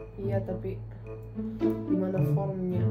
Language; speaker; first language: Indonesian; non-native, learner; Russian